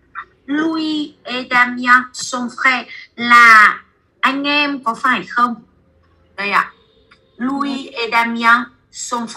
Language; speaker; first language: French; non-native, fluent; Vietnamese